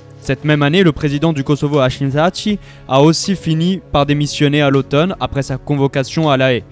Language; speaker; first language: French; native; French